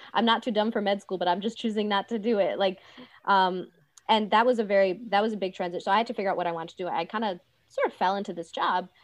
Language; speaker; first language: English; early bilingual, other home language; Urdu